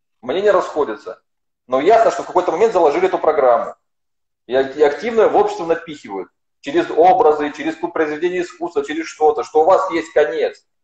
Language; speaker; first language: Russian; non-native, local second language; Ossetic